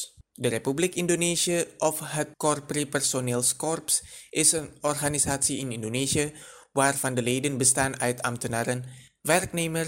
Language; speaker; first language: Dutch; non-native, fluent; Indonesian